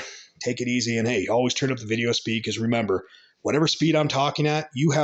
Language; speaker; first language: English; native; English